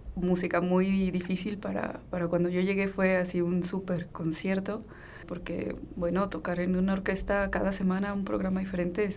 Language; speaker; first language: Spanish; native; Spanish